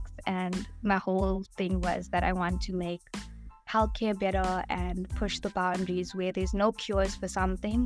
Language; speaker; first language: English; native; English